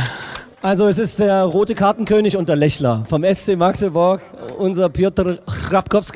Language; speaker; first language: German; native; German